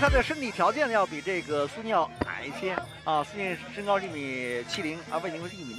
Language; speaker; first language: Chinese; native; Chinese